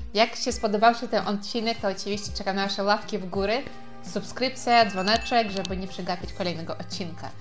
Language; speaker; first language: Polish; non-native, fluent; Russian